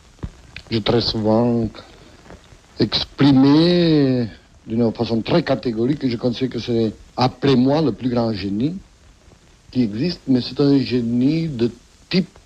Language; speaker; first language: French; non-native, fluent; Catalan